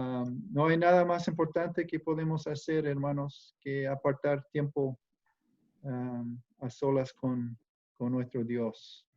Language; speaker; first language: Spanish; non-native, fluent; English